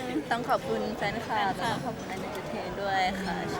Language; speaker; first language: Thai; native; Thai